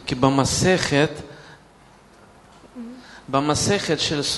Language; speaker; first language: Hebrew; non-native, fluent; Russian